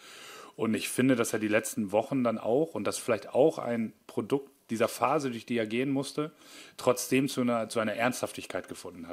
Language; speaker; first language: German; native; German